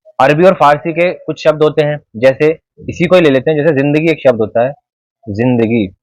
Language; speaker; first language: Hindi; native; Hindi